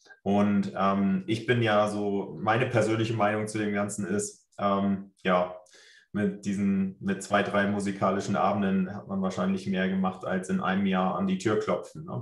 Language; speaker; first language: German; native; German